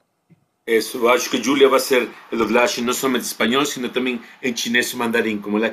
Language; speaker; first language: Portuguese; non-native, fluent; Spanish